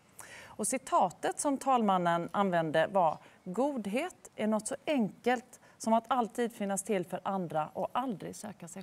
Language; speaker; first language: Swedish; native; Swedish